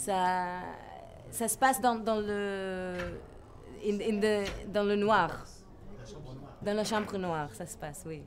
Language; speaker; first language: French; non-native, fluent; Hebrew